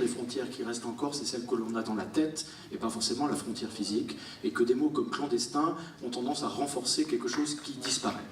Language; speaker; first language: French; native; French